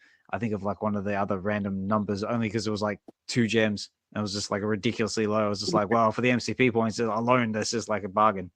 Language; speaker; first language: English; native; English